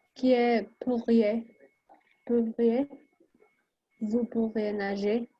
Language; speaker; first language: French; non-native, learner; Spanish